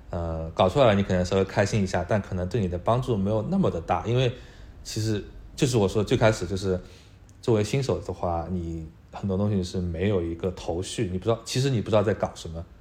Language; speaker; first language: Chinese; native; Chinese